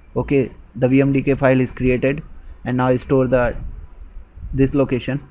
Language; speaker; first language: English; non-native, local second language; Hindi